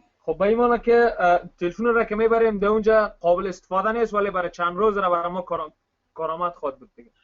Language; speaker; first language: Persian; native; Persian